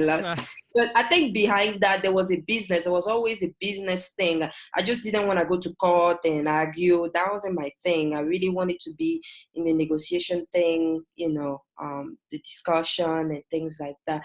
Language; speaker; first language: English; non-native, fluent; French